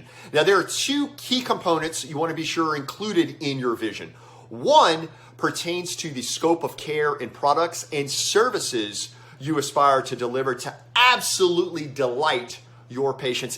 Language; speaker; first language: English; native; English